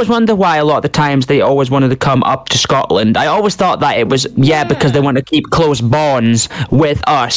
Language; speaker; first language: English; native; English